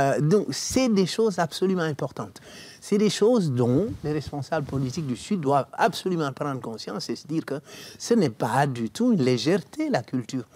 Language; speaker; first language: French; non-native, local second language; Wolof